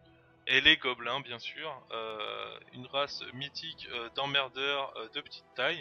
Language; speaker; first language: French; native; French